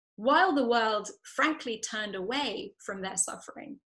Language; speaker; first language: English; native; English